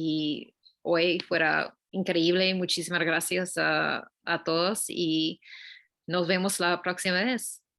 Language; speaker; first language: Spanish; non-native, learner; English